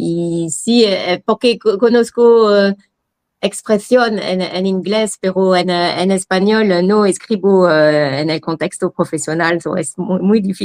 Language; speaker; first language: Spanish; non-native, learner; French